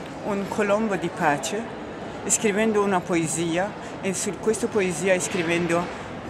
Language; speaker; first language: Italian; non-native, learner; Persian